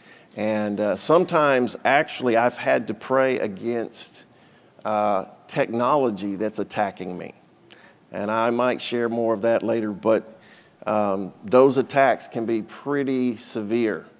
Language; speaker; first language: English; native; English